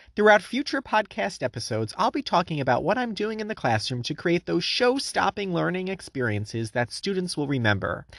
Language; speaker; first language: English; native; English